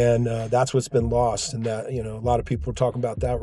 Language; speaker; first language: English; native; English